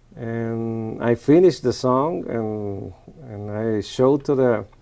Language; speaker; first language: English; non-native, fluent; Spanish